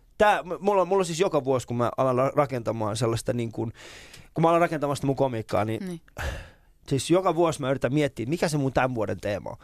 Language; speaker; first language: Finnish; early bilingual, other home language; Persian